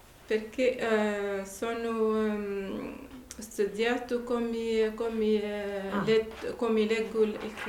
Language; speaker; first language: Italian; non-native, learner; Arabic